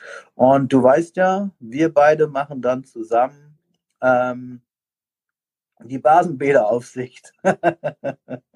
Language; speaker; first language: German; native; German